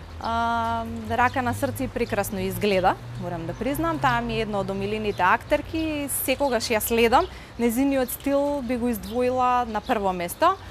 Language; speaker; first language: Macedonian; native; Macedonian